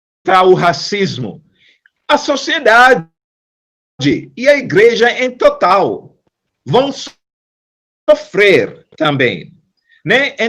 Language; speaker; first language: Portuguese; non-native, fluent; English